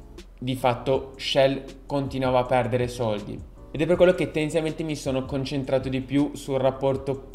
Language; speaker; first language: Italian; native; Italian